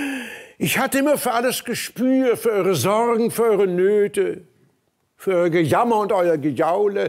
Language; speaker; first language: German; native; German